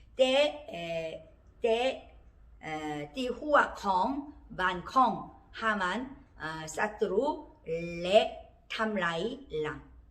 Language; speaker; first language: Thai; non-native, learner; Korean